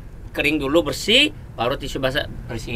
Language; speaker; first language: Indonesian; non-native, fluent; Korean